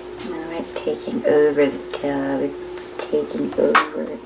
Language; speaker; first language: English; native; English